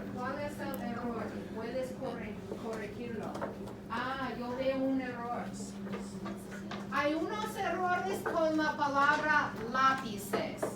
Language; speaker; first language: Spanish; non-native, fluent; English